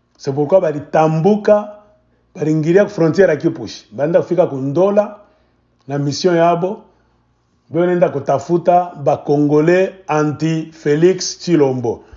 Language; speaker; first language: Swahili; native; Swahili